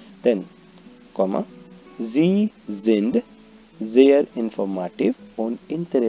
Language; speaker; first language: German; non-native, fluent; Hindi